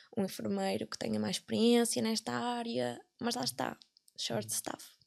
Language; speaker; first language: Portuguese; native; Portuguese